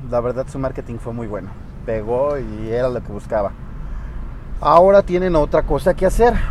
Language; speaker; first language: Spanish; native; Spanish